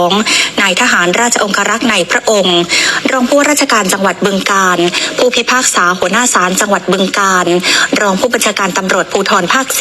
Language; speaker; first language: Thai; native; Thai